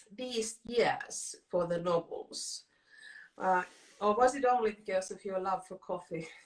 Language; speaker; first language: English; non-native, fluent; Finnish